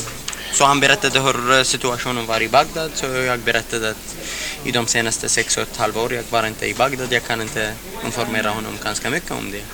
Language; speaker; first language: Swedish; non-native, fluent; Arabic